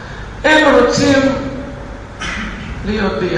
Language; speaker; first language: Hebrew; non-native, fluent; Russian